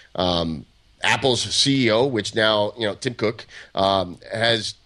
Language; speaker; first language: English; native; English